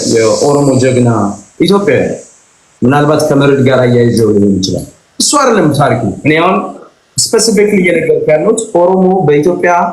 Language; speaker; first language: Amharic; native; Amharic